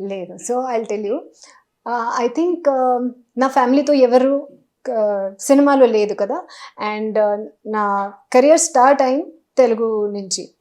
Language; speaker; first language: Telugu; non-native, learner; Hindi